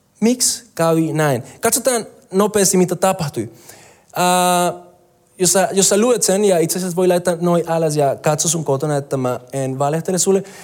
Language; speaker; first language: Finnish; non-native, fluent; Spanish